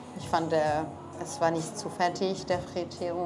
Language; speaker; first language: German; non-native, fluent; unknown